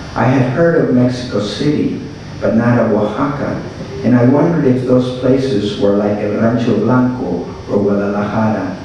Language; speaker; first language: English; early bilingual, other home language; Spanish